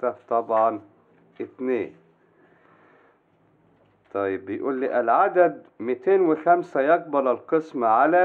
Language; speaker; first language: Arabic; native; Arabic